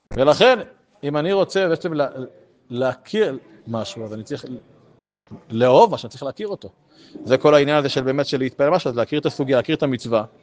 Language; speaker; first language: Hebrew; native; Hebrew